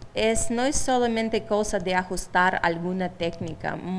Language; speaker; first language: Spanish; non-native, fluent; Russian